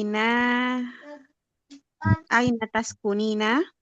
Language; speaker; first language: Arabic; non-native, learner; Indonesian